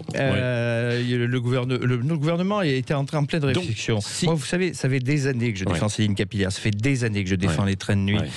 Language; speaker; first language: French; native; French